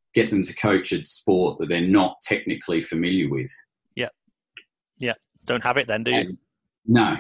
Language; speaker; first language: English; native; English